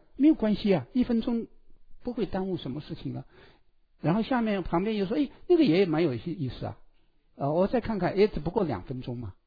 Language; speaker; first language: Chinese; native; Chinese